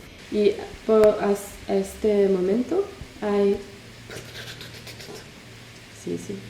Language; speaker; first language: Spanish; non-native, learner; French